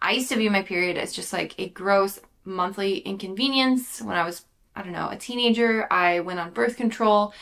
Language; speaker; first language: English; native; English